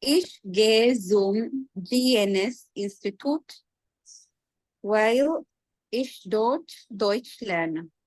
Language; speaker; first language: German; non-native, learner; Hindi